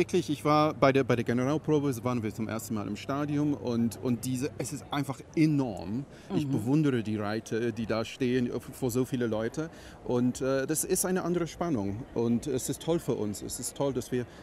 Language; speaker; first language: German; non-native, fluent; English